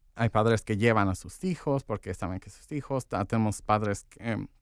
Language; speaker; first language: Spanish; early bilingual, heritage; Spanish